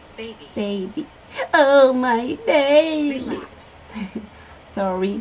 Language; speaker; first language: English; non-native, learner; Korean